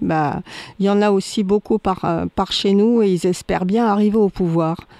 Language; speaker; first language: French; native; French